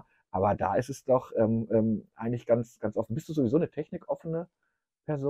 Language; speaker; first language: German; native; German